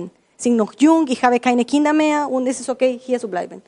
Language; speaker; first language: German; non-native, learner; Spanish